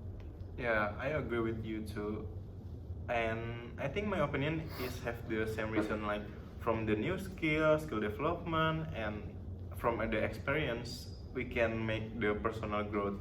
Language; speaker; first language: English; non-native, learner; Indonesian